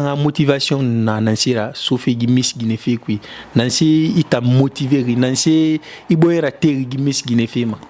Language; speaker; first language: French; non-native, local second language; Fula